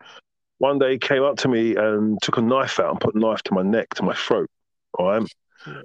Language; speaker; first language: English; native; English